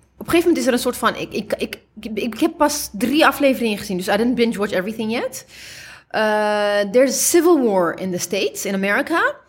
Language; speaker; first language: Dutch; early bilingual, other home language; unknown